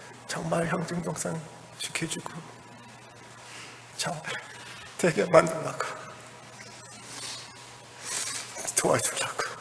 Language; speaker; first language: Korean; early bilingual, heritage; Korean